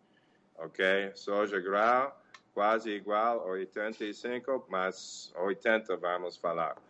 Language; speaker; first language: Portuguese; non-native, learner; English